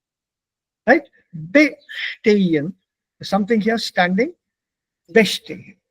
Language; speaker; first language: German; non-native, fluent; Hindi